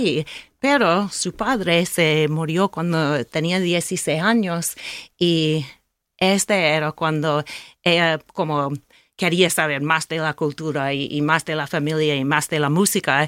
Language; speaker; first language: Spanish; non-native, learner; English